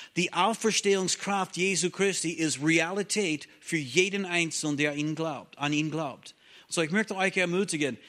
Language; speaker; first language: German; non-native, fluent; English